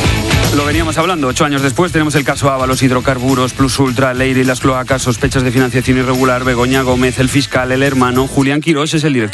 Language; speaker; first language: Spanish; native; Spanish